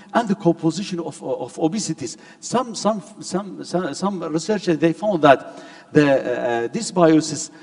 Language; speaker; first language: English; non-native, fluent; Arabic